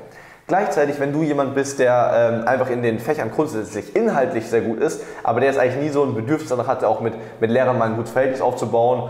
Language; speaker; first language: German; native; German